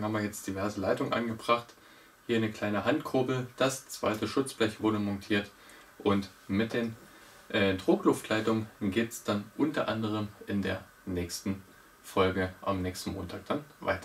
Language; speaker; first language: German; native; German